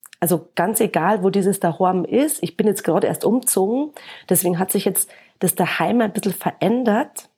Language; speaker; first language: German; native; German